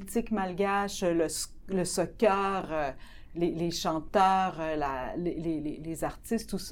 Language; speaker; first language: French; native; French